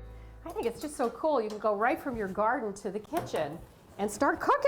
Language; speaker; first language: English; native; English